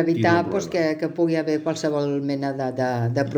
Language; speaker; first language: Catalan; native; Catalan